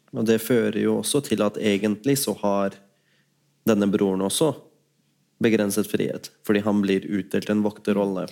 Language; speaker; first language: Norwegian; early bilingual, other home language; Urdu